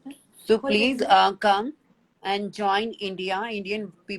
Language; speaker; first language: English; non-native, learner; Hindi